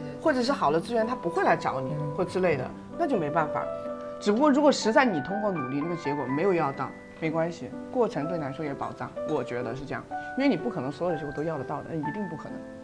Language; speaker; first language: Chinese; native; Chinese